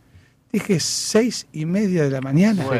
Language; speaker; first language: Spanish; native; Spanish